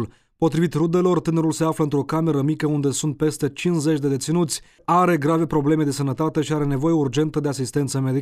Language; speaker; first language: Romanian; native; Romanian